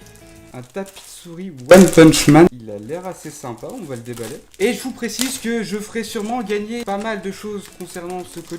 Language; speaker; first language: French; native; French